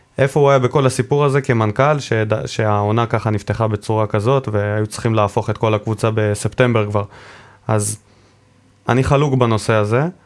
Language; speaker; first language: Hebrew; native; Hebrew